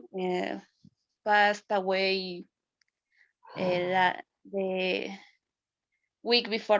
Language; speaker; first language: English; non-native, learner; Spanish